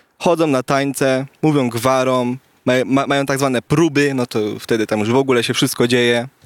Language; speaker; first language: Polish; native; Polish